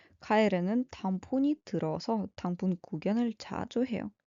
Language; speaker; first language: Korean; non-native, fluent; Russian